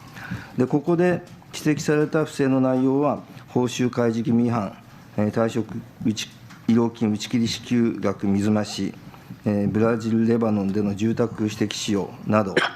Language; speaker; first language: Japanese; native; Japanese